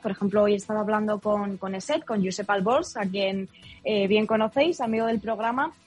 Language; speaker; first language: Spanish; native; Spanish